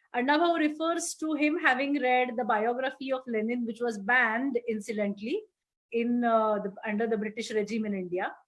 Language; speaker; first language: English; non-native, local second language; Marathi